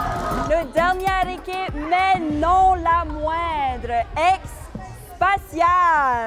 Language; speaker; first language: French; native; French